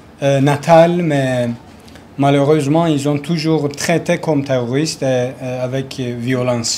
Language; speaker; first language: French; non-native, learner; Kurdish